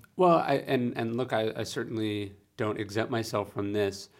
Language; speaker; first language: English; native; English